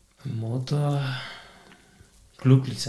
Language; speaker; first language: German; non-native, fluent; Spanish